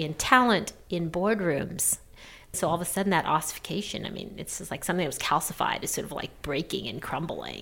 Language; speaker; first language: English; native; English